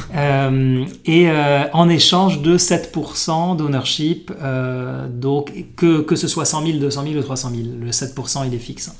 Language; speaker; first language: French; non-native, local second language; Arabic